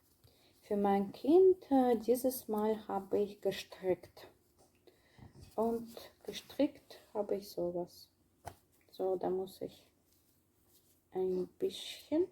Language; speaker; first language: German; non-native, learner; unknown